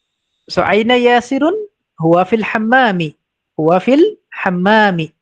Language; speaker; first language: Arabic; non-native, fluent; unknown